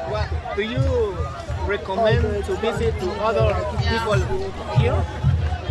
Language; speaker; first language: English; non-native, learner; Spanish